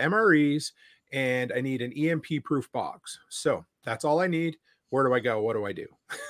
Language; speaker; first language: English; native; English